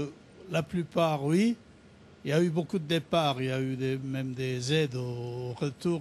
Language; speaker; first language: French; non-native, fluent; Serbian